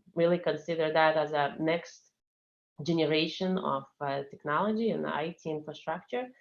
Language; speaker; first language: English; non-native, fluent; Russian